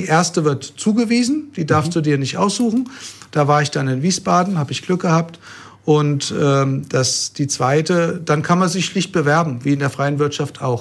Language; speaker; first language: German; native; German